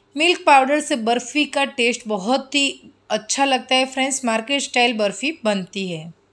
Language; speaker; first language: Hindi; non-native, local second language; Gujarati